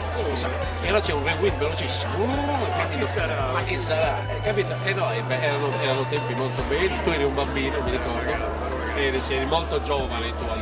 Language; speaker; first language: Italian; native; Italian